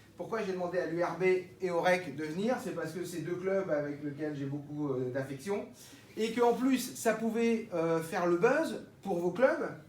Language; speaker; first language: French; native; French